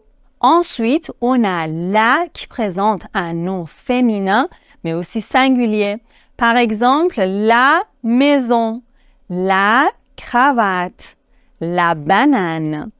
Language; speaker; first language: French; non-native, fluent; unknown